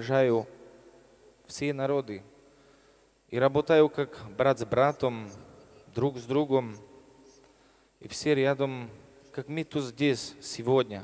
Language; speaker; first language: Russian; non-native, learner; Slovak